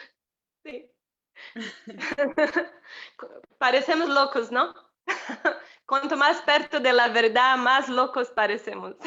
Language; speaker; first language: Portuguese; non-native, fluent; Spanish